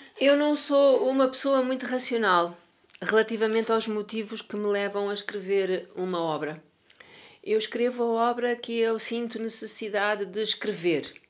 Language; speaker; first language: Portuguese; native; Portuguese